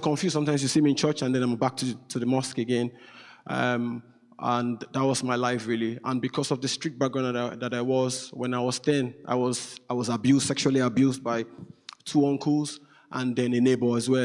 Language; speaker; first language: English; non-native, local second language; Yoruba